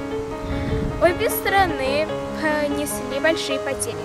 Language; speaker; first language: Russian; early bilingual, heritage; Russian